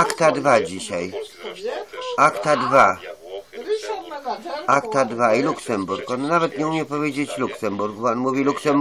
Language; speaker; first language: Polish; native; Polish